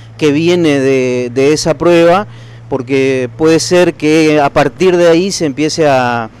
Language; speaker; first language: Spanish; native; Spanish